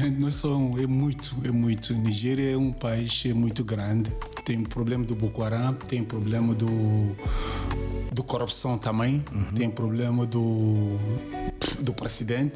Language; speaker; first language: Portuguese; non-native, learner; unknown